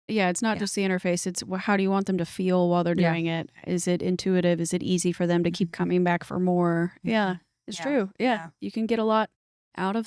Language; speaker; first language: English; native; English